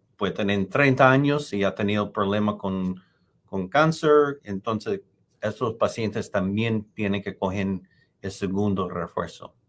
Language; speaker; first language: Spanish; non-native, fluent; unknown